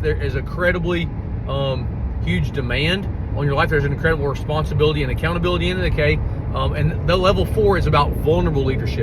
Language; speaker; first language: English; native; English